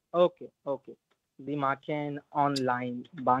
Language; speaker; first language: German; non-native, learner; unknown